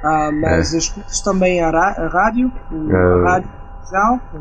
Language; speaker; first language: Portuguese; non-native, fluent; Italian